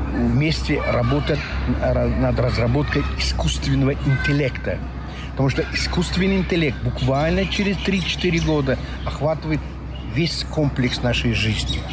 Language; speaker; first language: Russian; non-native, local second language; Tajik